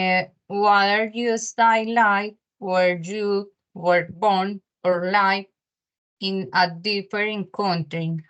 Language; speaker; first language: English; non-native, learner; Spanish